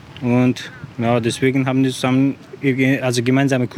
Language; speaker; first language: German; non-native, learner; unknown